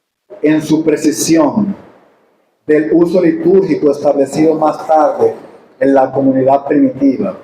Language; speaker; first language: Spanish; native; Spanish